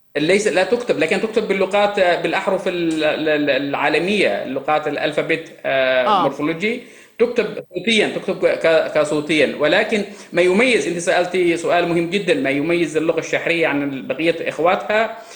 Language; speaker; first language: Arabic; non-native, local second language; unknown